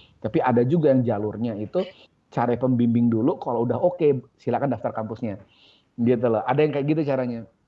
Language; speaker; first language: Indonesian; native; Indonesian